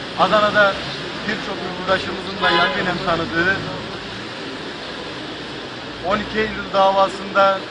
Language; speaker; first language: Turkish; native; Turkish